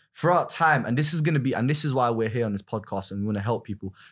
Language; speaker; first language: English; native; English